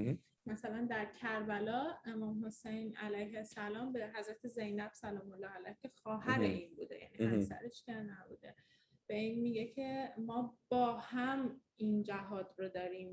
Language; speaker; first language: Persian; early bilingual, heritage; Persian